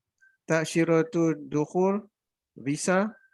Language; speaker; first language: Arabic; non-native, learner; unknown